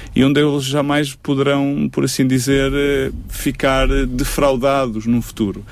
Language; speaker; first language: Portuguese; native; Portuguese